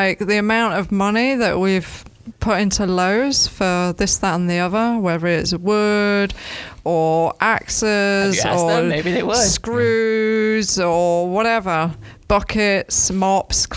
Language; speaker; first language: English; native; English